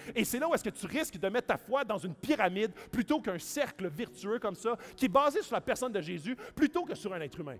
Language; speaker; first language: French; native; French